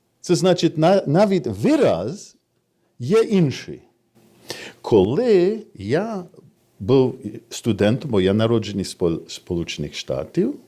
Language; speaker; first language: Ukrainian; non-native, fluent; English